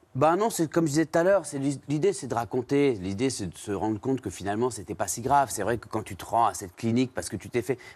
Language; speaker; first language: French; native; French